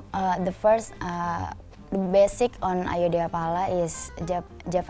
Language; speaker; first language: English; non-native, learner; Indonesian